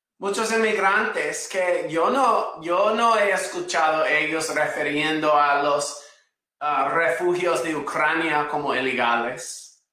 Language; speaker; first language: Spanish; non-native, fluent; English